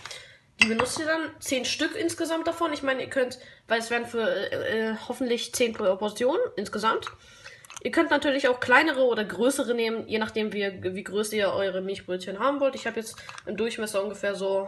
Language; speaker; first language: German; native; German